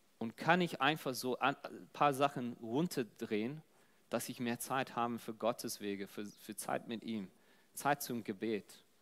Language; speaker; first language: German; non-native, fluent; English